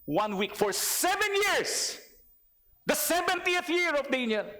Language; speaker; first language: English; non-native, local second language; Filipino